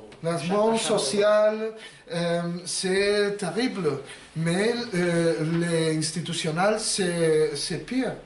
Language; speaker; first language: French; non-native, learner; Spanish